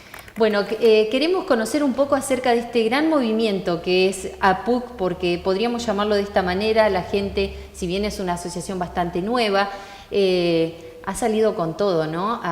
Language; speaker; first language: Spanish; native; Spanish